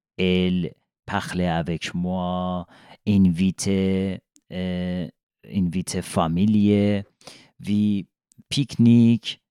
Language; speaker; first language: French; non-native, learner; Persian